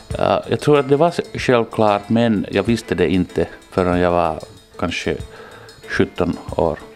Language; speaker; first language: Swedish; non-native, local second language; Finnish